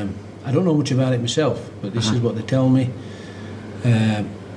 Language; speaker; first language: English; native; English